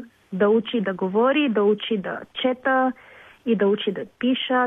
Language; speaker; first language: Bulgarian; non-native, learner; Filipino